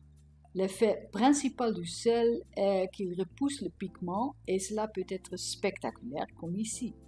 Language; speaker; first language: French; non-native, learner; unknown